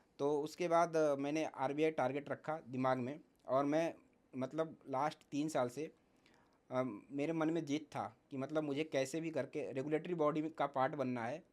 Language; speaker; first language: Hindi; native; Hindi